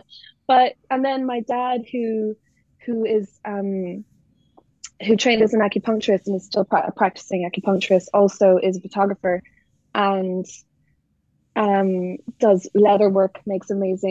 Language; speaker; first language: English; native; English